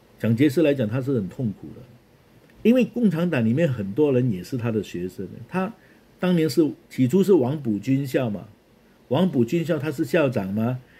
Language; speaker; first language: Chinese; native; Chinese